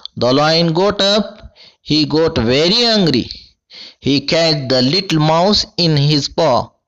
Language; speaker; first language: English; non-native, local second language; Urdu